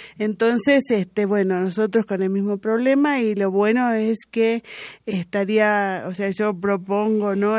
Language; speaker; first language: Spanish; non-native, local second language; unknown